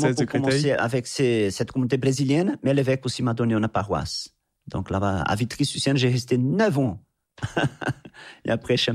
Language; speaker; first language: French; non-native, fluent; Portuguese